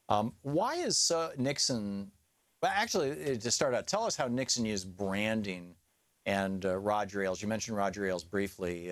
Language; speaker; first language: English; native; English